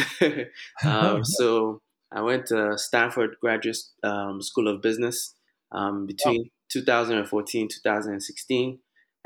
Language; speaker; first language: English; non-native, local second language; Yoruba